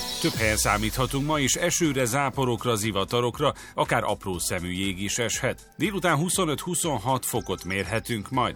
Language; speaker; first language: Hungarian; native; Hungarian